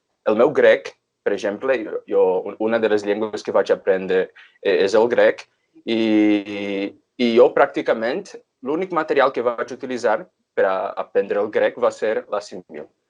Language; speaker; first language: Catalan; non-native, fluent; Portuguese